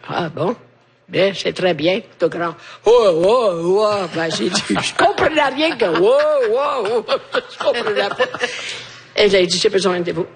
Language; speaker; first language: French; non-native, fluent; Italian